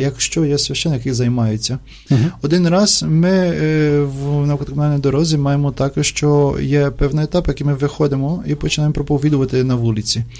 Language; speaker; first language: Ukrainian; non-native, fluent; Portuguese